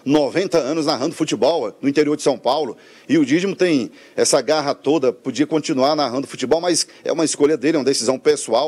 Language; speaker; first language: Portuguese; native; Portuguese